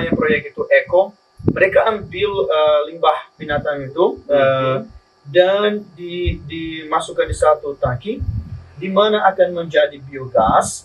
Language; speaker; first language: Indonesian; non-native, learner; Spanish